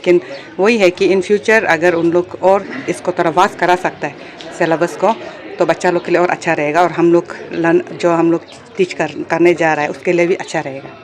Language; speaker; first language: Hindi; non-native, local second language; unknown